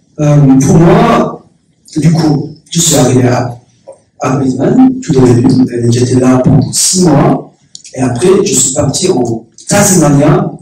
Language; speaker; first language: French; non-native, learner; Korean